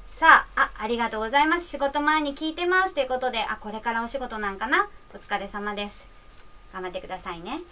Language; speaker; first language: Japanese; native; Japanese